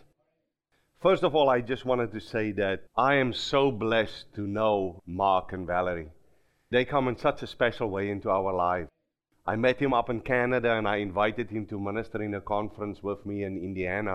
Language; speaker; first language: English; non-native, local second language; Afrikaans